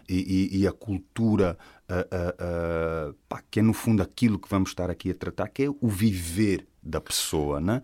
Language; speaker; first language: Portuguese; native; Portuguese